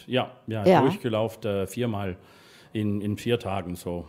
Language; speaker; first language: German; non-native, fluent; English